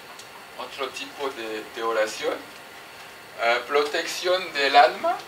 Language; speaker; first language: Spanish; non-native, fluent; French